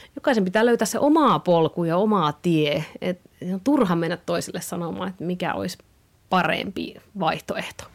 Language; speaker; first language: Finnish; native; Finnish